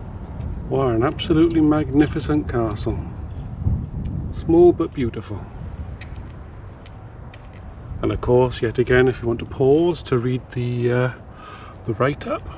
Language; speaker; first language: English; native; English